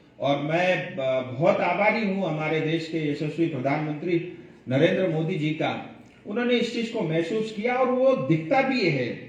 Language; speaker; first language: Hindi; non-native, local second language; Nepali